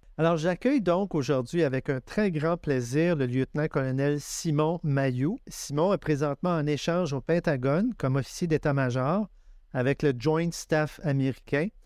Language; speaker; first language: French; native; French